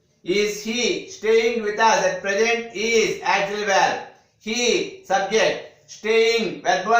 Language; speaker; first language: English; non-native, local second language; Telugu